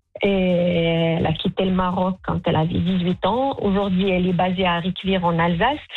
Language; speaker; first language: French; non-native, local second language; Arabic